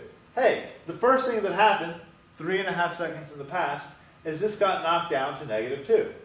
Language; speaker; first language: English; native; English